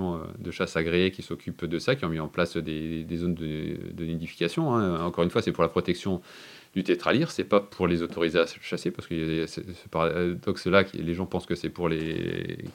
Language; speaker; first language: French; native; French